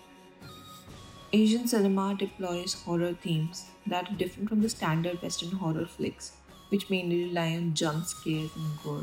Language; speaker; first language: English; non-native, local second language; Hindi